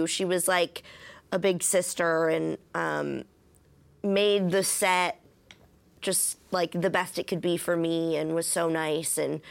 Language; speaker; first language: English; native; English